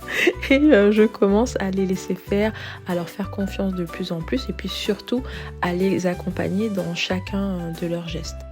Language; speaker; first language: French; native; French